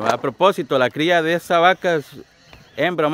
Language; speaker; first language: Spanish; native; Spanish